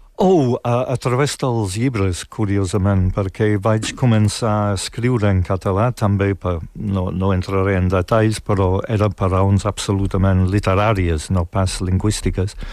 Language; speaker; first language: Catalan; non-native, fluent; English